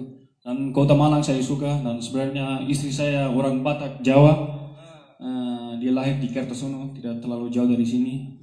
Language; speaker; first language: Indonesian; non-native, fluent; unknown